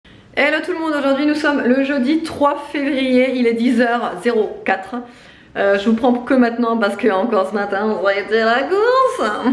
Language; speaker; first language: French; native; French